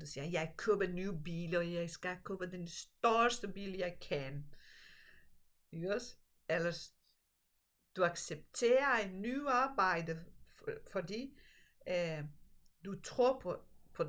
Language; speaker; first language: Danish; non-native, fluent; Portuguese